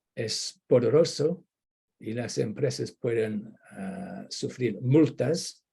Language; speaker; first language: Spanish; non-native, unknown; English